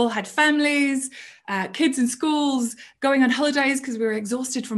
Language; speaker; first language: English; native; English